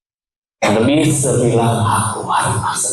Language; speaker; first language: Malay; non-native, learner; English